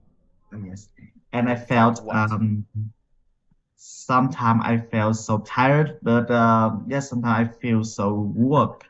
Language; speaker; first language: English; non-native, learner; Vietnamese